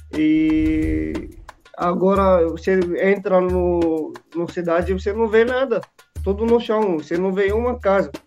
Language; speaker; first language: Portuguese; non-native, learner; Arabic